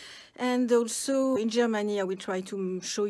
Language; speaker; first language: English; non-native, fluent; French